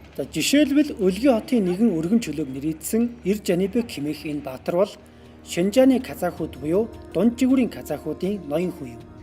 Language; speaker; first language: Mongolian; native; Mongolian